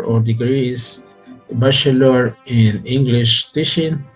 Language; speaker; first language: English; non-native, learner; Spanish